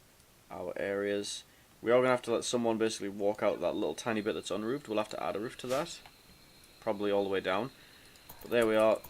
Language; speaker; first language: English; native; English